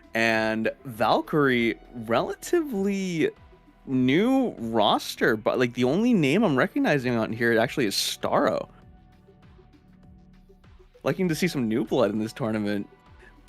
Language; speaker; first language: English; native; English